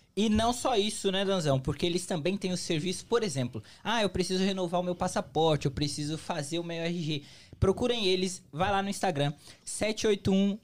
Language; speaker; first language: Portuguese; native; Portuguese